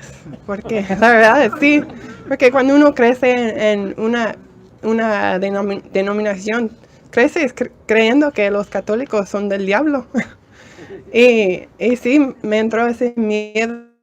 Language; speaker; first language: Spanish; non-native, fluent; English